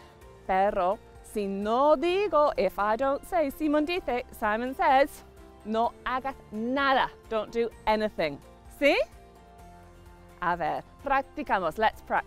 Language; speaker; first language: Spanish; non-native, fluent; English